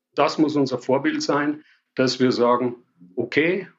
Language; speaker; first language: German; native; German